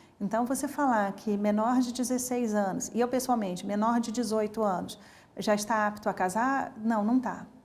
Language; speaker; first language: Portuguese; native; Portuguese